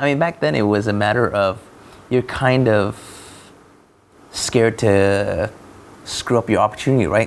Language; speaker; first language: English; non-native, local second language; Malay